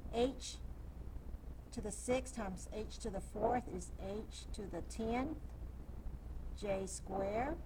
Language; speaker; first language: English; native; English